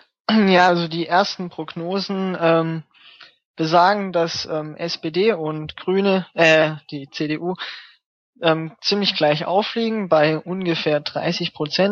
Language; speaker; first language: German; native; German